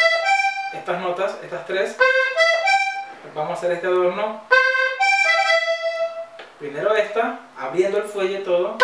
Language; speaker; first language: Spanish; native; Spanish